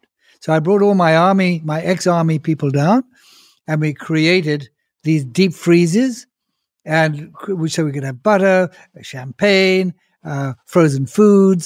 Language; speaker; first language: English; native; English